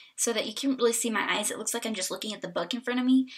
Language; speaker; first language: English; native; English